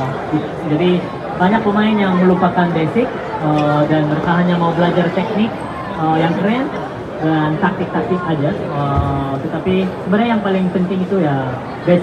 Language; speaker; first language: Indonesian; non-native, fluent; Korean